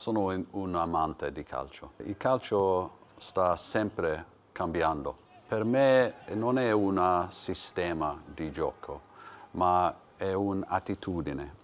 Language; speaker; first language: Italian; non-native, learner; English